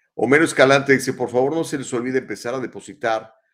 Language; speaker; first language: Spanish; native; Spanish